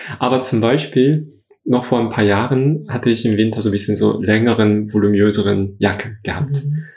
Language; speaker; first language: German; non-native, fluent; Korean